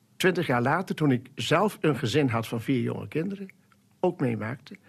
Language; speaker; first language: Dutch; native; Dutch